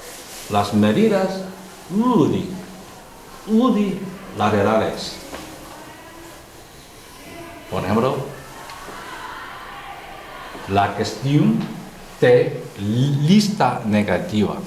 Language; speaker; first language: Spanish; non-native, learner; Chinese